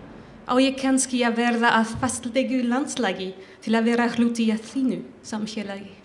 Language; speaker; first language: Icelandic; non-native, learner; French